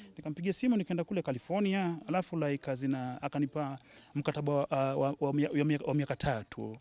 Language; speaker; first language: Swahili; native; Swahili